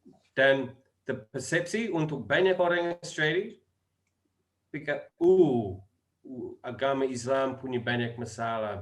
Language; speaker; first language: Indonesian; non-native, learner; English